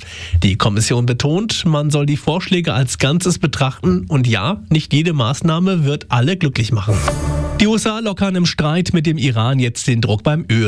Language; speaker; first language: German; native; German